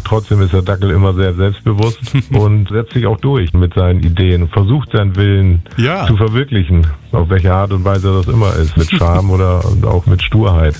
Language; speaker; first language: German; native; German